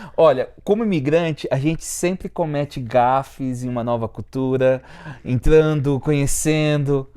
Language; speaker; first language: Portuguese; native; Portuguese